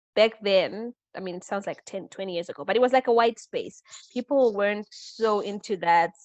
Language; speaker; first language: English; non-native, local second language; Shona